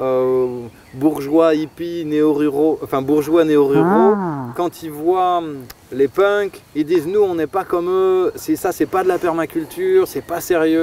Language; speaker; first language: French; native; French